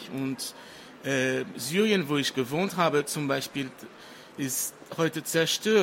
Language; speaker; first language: German; non-native, fluent; French